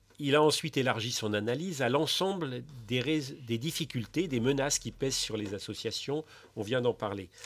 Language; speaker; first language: French; native; French